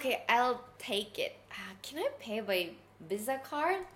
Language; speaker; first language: English; non-native, learner; Japanese